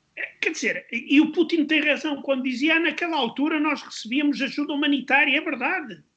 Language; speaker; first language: Portuguese; native; Portuguese